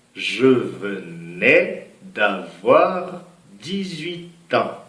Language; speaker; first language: French; non-native, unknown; Portuguese